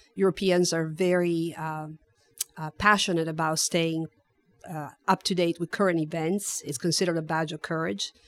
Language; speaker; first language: English; non-native, fluent; Italian